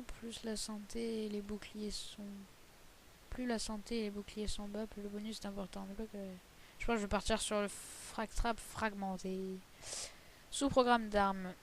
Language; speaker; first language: French; native; French